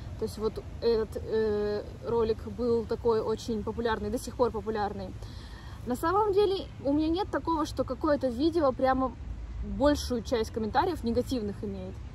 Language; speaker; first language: Russian; native; Russian